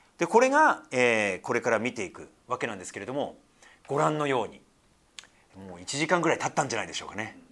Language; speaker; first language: Japanese; native; Japanese